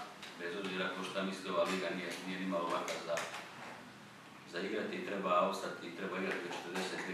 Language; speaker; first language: Croatian; native; Croatian